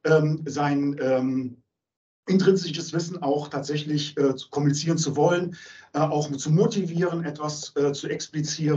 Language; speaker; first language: German; native; German